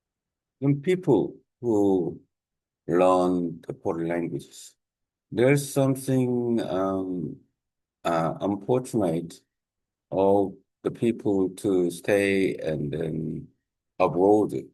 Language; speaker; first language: English; non-native, learner; Korean